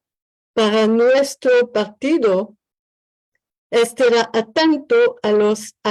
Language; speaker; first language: Spanish; non-native, learner; French